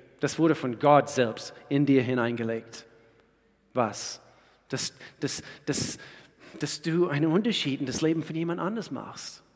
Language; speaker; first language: German; non-native, fluent; English